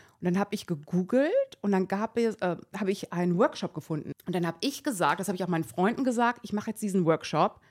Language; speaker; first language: German; early bilingual, other home language; Persian